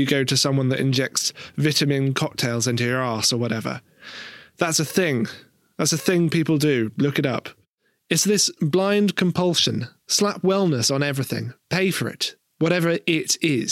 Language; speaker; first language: English; native; English